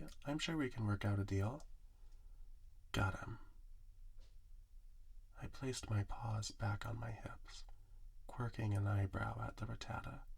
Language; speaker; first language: English; native; English